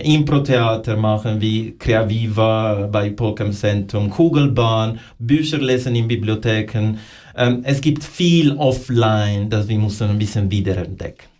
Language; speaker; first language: German; non-native, learner; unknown